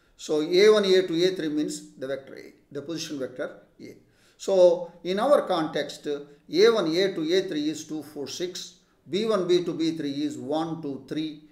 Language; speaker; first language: English; non-native, local second language; Telugu